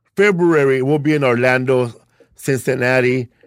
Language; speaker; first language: English; early bilingual, other home language; Spanish